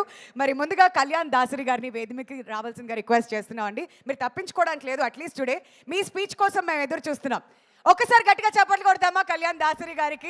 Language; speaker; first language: Telugu; native; Telugu